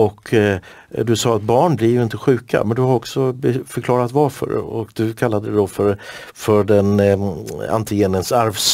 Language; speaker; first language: Swedish; native; Swedish